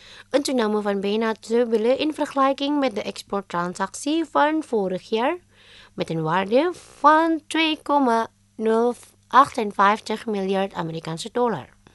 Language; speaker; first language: Dutch; non-native, fluent; Indonesian